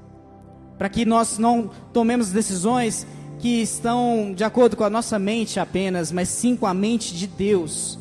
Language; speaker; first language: Portuguese; native; Portuguese